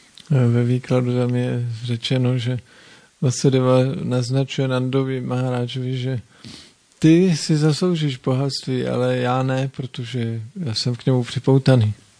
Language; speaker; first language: Czech; native; Czech